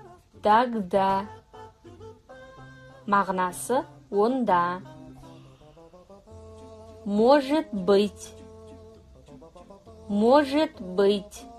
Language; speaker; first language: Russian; non-native, fluent; Kazakh